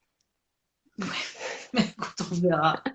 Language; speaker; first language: French; native; French